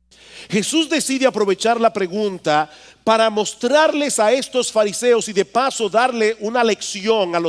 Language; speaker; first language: Spanish; native; Spanish